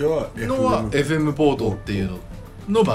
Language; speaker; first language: Japanese; native; Japanese